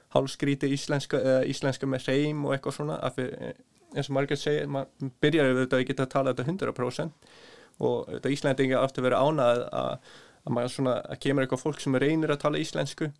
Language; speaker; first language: Icelandic; non-native, fluent; Danish